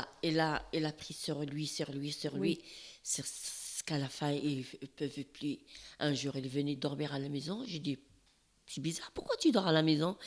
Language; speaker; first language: French; non-native, learner; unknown